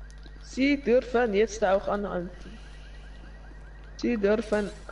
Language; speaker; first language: German; non-native, learner; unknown